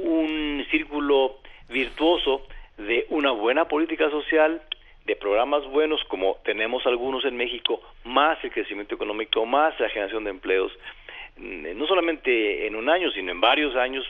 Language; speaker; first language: Spanish; native; Spanish